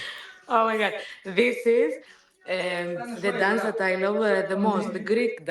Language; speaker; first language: English; non-native, learner; Greek